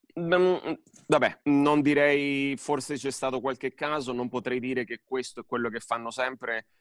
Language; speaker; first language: Italian; early bilingual, heritage; Spanish